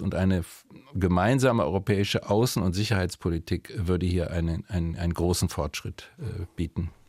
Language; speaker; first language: German; native; German